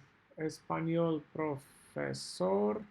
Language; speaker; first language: Spanish; non-native, learner; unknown